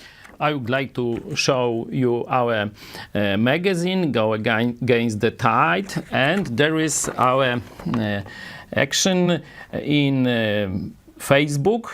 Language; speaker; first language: English; non-native, fluent; Polish